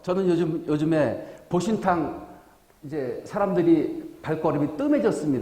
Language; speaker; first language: Korean; native; Korean